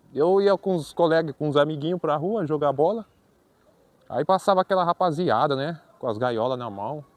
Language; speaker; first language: Portuguese; native; Portuguese